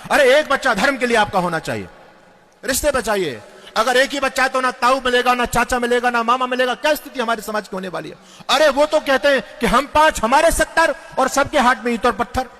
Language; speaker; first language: Hindi; non-native, local second language; Marathi